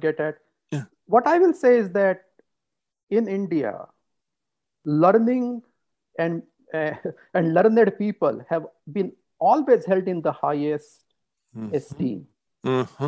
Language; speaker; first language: English; non-native, local second language; Hindi